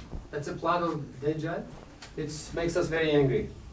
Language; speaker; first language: English; non-native, fluent; Turkish